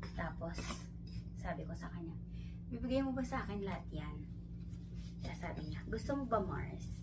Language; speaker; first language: Filipino; non-native, local second language; Hiligaynon